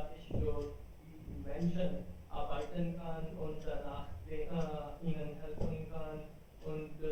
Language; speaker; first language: German; non-native, fluent; Hindi